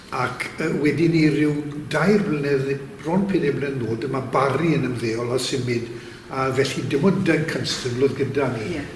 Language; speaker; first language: Welsh; native; Welsh